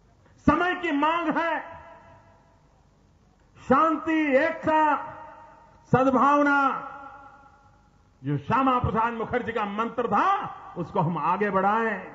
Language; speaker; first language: Hindi; non-native, local second language; Gujarati